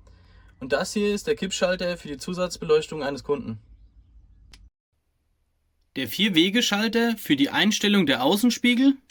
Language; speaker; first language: German; native; German